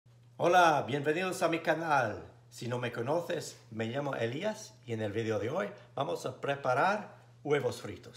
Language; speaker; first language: Spanish; non-native, fluent; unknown